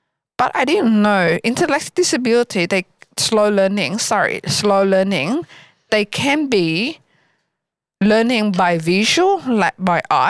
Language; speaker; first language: English; non-native, learner; Vietnamese